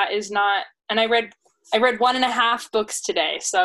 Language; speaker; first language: English; native; English